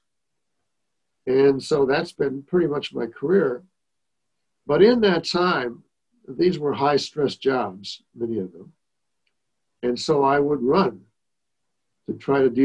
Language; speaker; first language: English; native; English